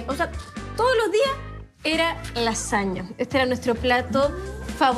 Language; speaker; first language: Spanish; native; Spanish